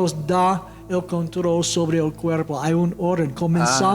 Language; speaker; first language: Spanish; non-native, fluent; English